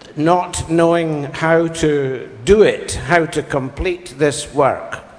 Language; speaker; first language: English; native; English